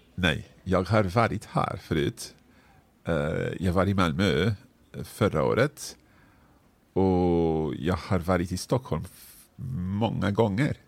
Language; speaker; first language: Swedish; non-native, learner; English